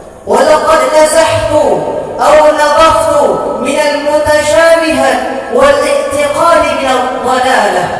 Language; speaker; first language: Arabic; non-native, learner; Achinese